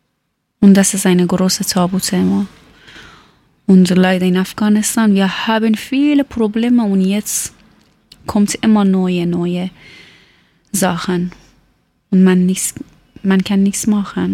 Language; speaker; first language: German; non-native, learner; Persian